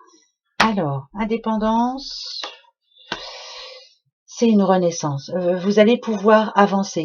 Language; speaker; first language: French; native; French